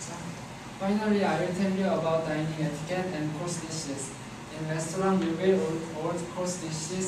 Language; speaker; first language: English; non-native, learner; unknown